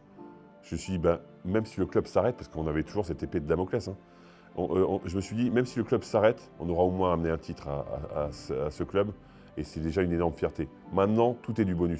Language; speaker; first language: French; native; French